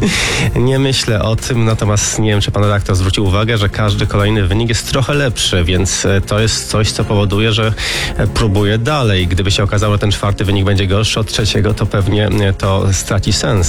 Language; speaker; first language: Polish; native; Polish